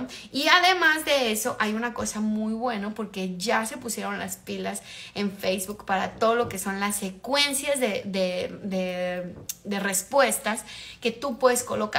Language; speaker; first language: Spanish; native; Spanish